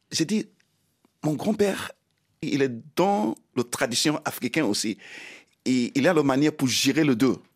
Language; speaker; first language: French; non-native, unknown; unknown